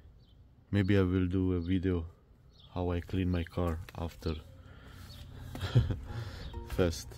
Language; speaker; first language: English; non-native, learner; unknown